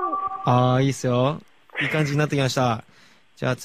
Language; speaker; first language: Japanese; native; Japanese